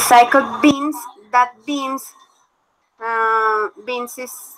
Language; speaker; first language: English; non-native, learner; Spanish